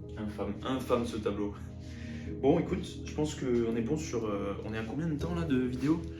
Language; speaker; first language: French; native; French